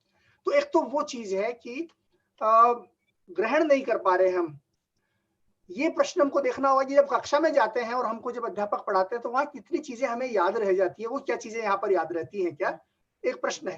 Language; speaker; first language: Hindi; native; Hindi